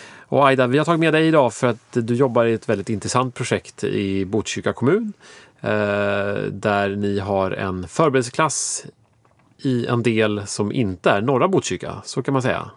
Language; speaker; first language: Swedish; native; Swedish